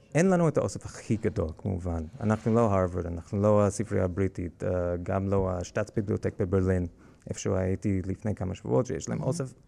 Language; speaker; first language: Hebrew; non-native, fluent; English